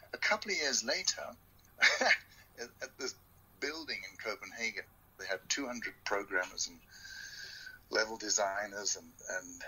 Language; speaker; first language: English; native; English